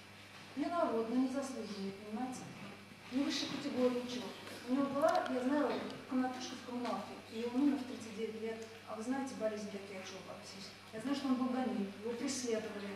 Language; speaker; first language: Russian; non-native, local second language; Chuvash